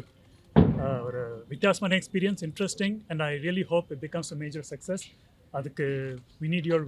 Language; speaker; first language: Tamil; early bilingual, heritage; Tamil